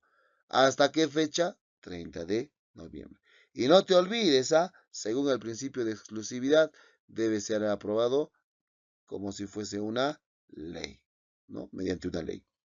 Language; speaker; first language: Spanish; native; Spanish